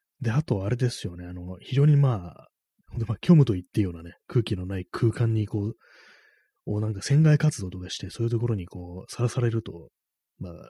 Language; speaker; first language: Japanese; native; Japanese